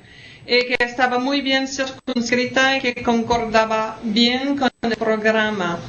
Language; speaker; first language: Spanish; non-native, learner; French